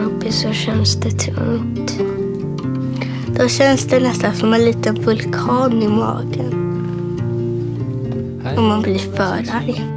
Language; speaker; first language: Swedish; native; Swedish